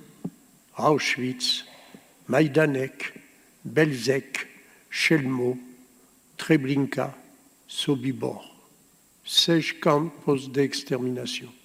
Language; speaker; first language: Spanish; early bilingual, heritage; Spanish